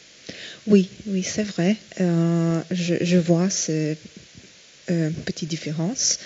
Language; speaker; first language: French; non-native, fluent; Portuguese